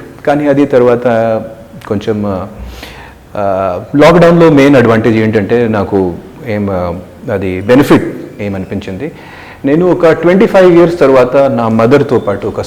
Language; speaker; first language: Telugu; non-native, local second language; Hindi